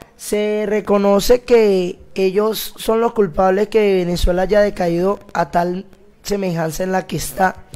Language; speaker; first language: Spanish; native; Spanish